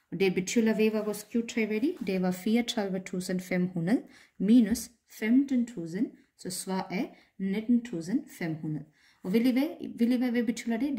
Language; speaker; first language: Danish; non-native, fluent; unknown